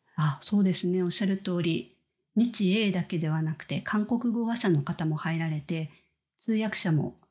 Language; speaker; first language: Japanese; native; Japanese